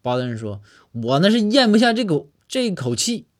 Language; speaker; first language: Chinese; native; Chinese